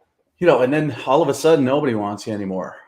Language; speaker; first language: English; native; English